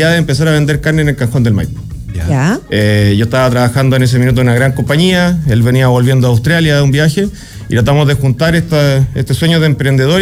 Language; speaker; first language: Spanish; native; Spanish